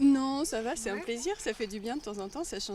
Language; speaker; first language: French; native; French